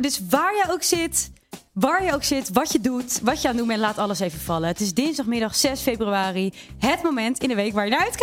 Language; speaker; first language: Dutch; native; Dutch